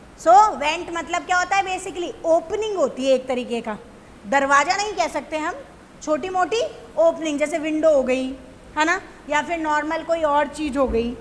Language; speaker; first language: Hindi; native; Hindi